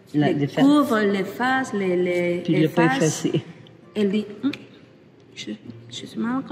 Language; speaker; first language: French; non-native, learner; Spanish